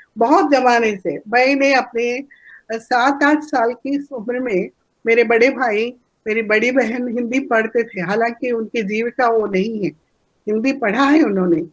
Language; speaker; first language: Hindi; non-native, local second language; Telugu